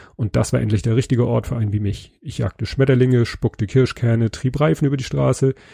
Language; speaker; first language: German; native; German